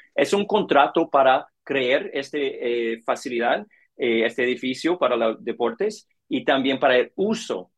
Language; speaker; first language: Spanish; non-native, learner; English